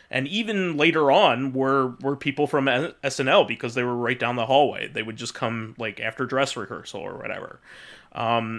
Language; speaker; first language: English; native; English